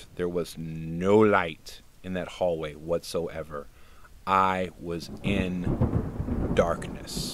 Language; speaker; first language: English; native; English